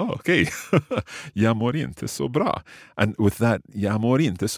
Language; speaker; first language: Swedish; non-native, learner; English